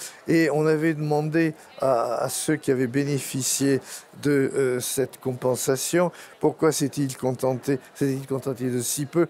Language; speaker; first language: French; native; French